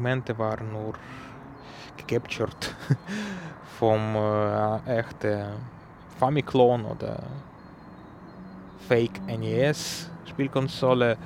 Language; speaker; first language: German; non-native, learner; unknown